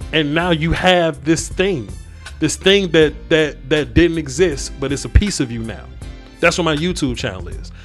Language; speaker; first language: English; native; English